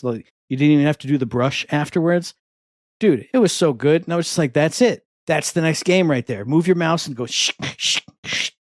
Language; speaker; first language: English; native; English